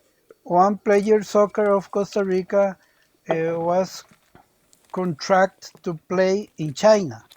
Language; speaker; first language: English; non-native, learner; Spanish